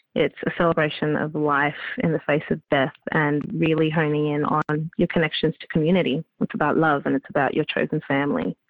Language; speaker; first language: English; native; English